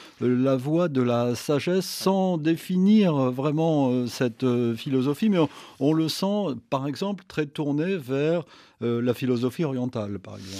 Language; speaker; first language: French; native; French